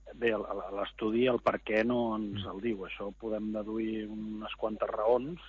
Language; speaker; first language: Catalan; native; Catalan